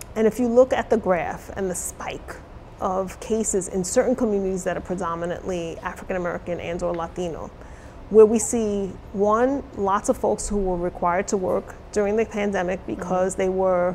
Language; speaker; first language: English; native; English